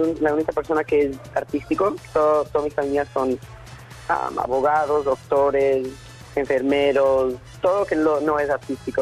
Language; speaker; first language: Spanish; early bilingual, heritage; Spanish